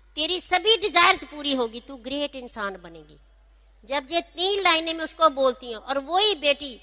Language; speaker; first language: Hindi; non-native, local second language; Punjabi